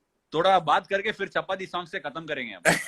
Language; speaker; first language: Hindi; non-native, local second language; Tamil